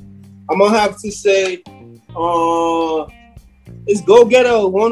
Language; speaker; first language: English; early bilingual, other home language; French